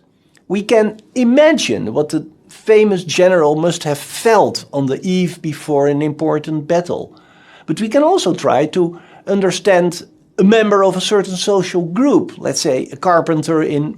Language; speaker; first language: English; non-native, fluent; Dutch